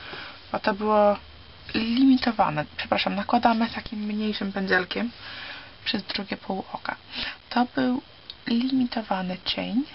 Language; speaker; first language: Polish; early bilingual, heritage; Polish